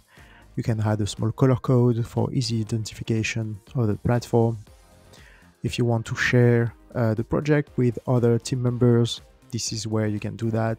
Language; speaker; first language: English; non-native, fluent; French